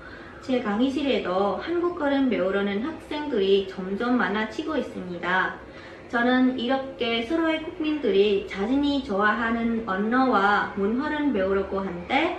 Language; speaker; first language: Korean; non-native, fluent; Vietnamese